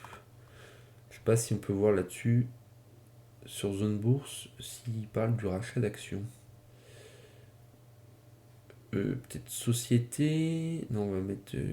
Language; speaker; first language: French; native; French